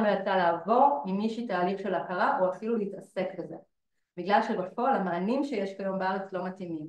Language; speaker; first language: Hebrew; native; Hebrew